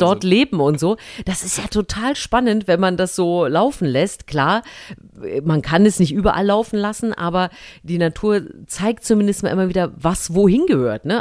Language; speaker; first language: German; native; German